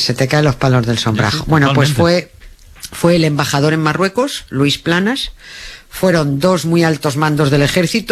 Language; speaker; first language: Spanish; native; Spanish